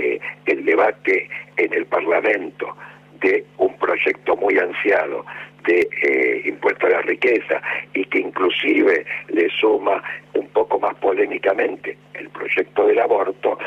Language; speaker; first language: Spanish; native; Spanish